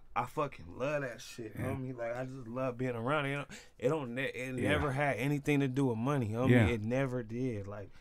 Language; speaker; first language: English; native; English